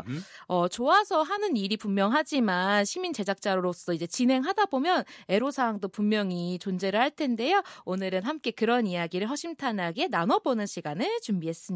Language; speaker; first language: Korean; native; Korean